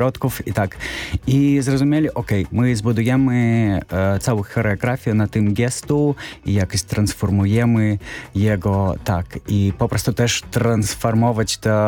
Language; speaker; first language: Polish; non-native, learner; Belarusian